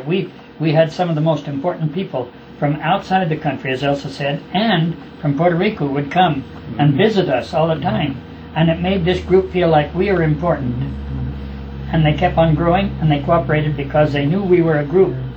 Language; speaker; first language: English; native; English